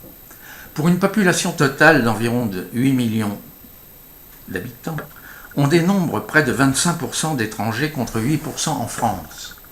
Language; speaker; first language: French; native; French